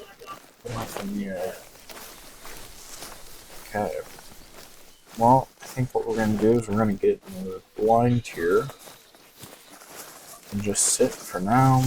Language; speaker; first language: English; native; English